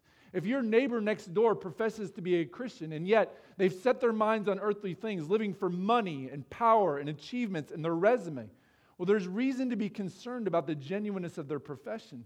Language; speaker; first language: English; native; English